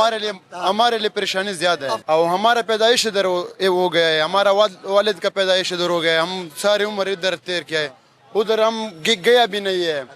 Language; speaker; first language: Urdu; non-native, local second language; Pashto